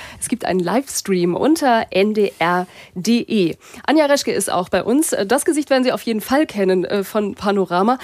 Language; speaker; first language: German; native; German